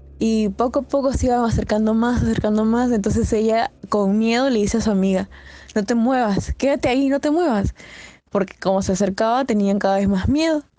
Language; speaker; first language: Spanish; native; Spanish